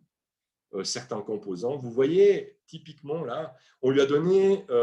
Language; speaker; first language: French; native; French